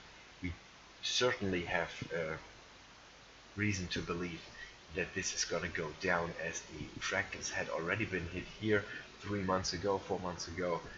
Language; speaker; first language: English; non-native, fluent; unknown